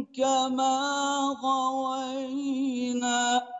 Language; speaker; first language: Arabic; native; Arabic